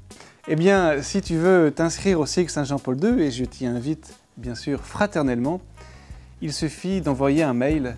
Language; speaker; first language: French; native; French